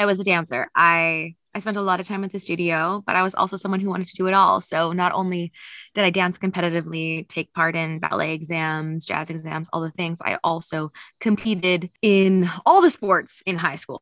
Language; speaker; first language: English; native; English